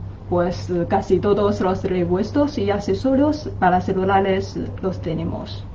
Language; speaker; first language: Spanish; non-native, learner; Chinese